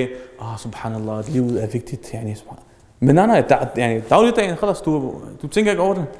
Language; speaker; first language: Danish; early bilingual, other home language; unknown